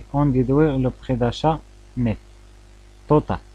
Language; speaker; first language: French; non-native, local second language; Arabic